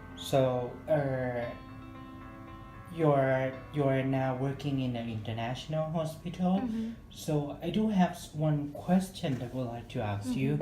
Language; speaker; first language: English; non-native, fluent; Thai